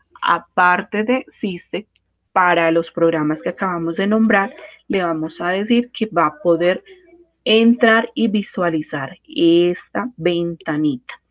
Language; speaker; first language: Spanish; native; Spanish